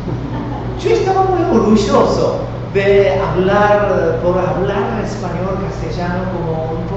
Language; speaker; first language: Spanish; non-native, fluent; Korean